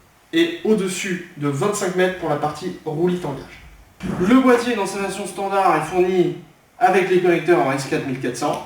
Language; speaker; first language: French; native; French